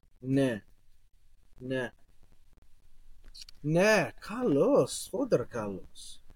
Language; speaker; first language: Greek; non-native, learner; English